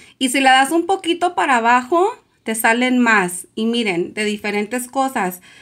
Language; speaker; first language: Spanish; early bilingual, heritage; Spanish